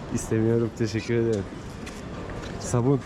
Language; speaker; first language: Turkish; native; Turkish